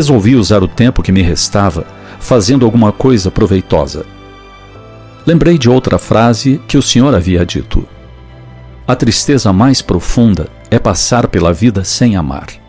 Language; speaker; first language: Portuguese; native; Portuguese